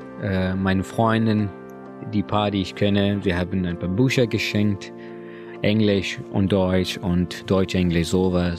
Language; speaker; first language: German; non-native, learner; Persian